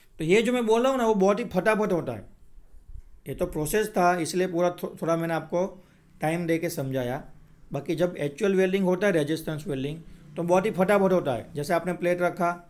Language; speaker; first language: Hindi; non-native, local second language; Gujarati